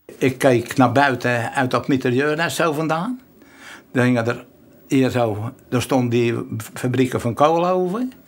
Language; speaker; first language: Dutch; native; Dutch